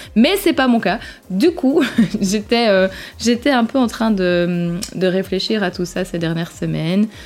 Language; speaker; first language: French; native; French